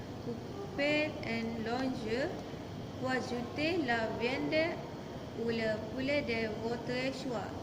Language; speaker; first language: French; non-native, learner; Malay